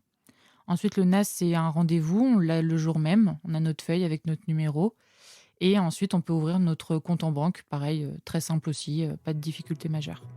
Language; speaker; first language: French; native; French